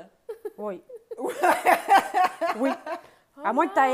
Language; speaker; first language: French; native; French